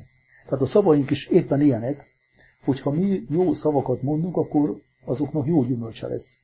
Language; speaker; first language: Hungarian; native; Hungarian